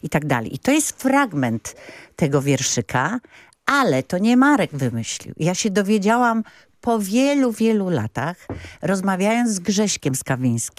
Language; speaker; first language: Polish; native; Polish